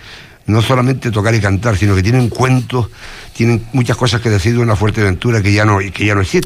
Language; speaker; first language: Spanish; native; Spanish